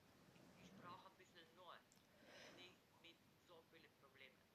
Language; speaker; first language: German; non-native, learner; Macedonian